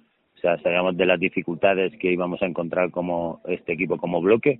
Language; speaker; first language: Spanish; native; Spanish